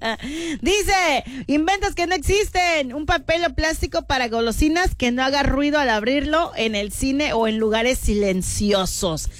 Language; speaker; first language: Spanish; native; Spanish